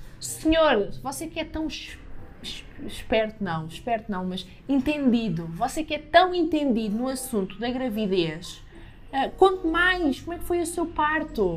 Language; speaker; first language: Portuguese; native; Portuguese